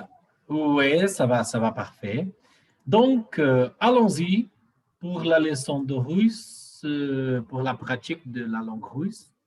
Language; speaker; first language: French; non-native, learner; Portuguese